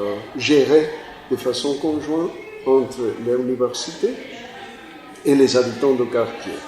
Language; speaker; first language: French; non-native, fluent; Spanish